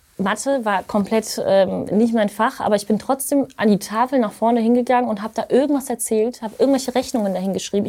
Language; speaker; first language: German; native; German